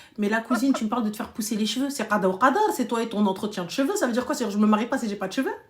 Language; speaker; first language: French; early bilingual, other home language; Arabic